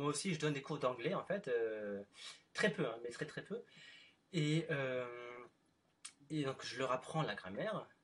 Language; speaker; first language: French; non-native, fluent; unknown